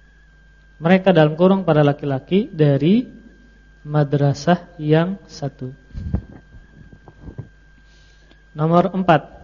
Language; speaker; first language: Indonesian; non-native, local second language; Banjar